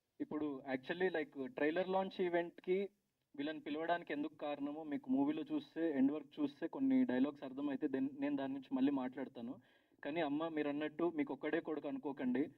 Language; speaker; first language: Telugu; native; Telugu